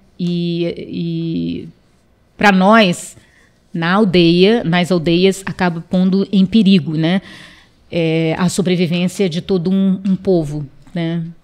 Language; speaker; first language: Portuguese; non-native, local second language; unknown